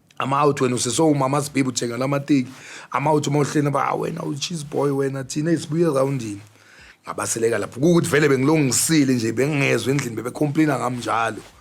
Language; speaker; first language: Zulu; native; Zulu